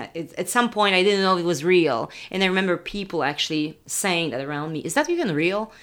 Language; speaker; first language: English; non-native, fluent; Polish